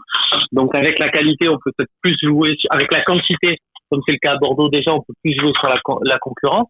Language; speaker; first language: French; native; French